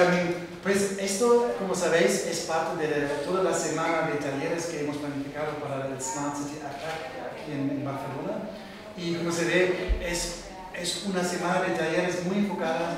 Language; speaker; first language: Spanish; non-native, fluent; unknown